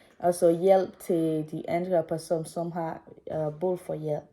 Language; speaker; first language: Danish; non-native, learner; Burmese